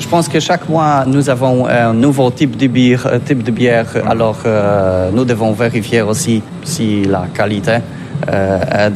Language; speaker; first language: French; non-native, learner; Polish